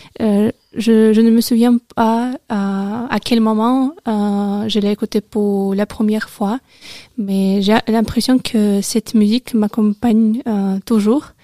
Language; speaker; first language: French; non-native, learner; Russian